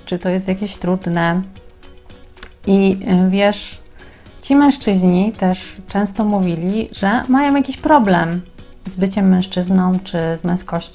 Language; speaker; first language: Polish; native; Polish